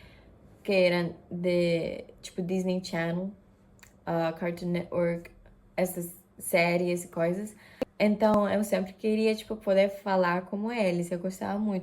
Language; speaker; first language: Portuguese; non-native, fluent; Japanese